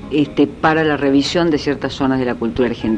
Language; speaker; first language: Spanish; native; Spanish